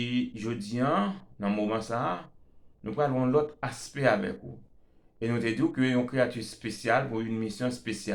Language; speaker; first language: French; non-native, local second language; Haitian Creole